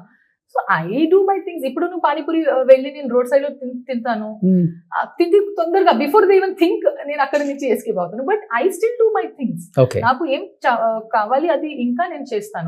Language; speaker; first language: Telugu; non-native, local second language; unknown